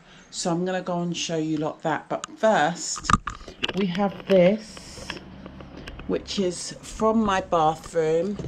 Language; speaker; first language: English; native; English